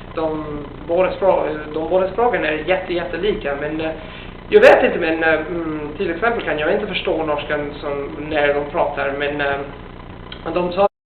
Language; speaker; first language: Swedish; non-native, fluent; Italian